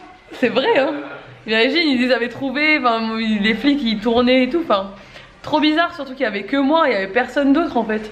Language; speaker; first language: French; native; French